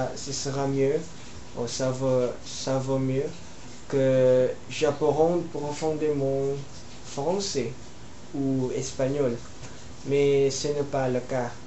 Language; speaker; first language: French; non-native, learner; Filipino